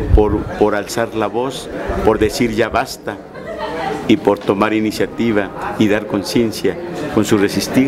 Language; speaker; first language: Spanish; native; Spanish